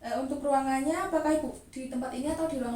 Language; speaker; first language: Indonesian; native; Indonesian